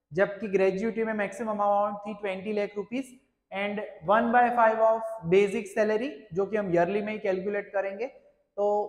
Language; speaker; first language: Hindi; non-native, local second language; Gujarati